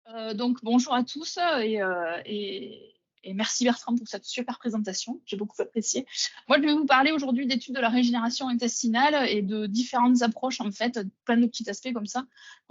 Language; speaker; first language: French; native; French